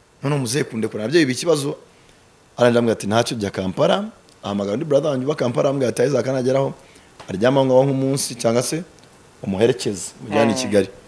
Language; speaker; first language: Kinyarwanda; early bilingual, heritage; Kinyarwanda